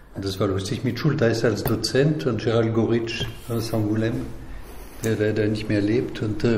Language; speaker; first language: German; non-native, fluent; French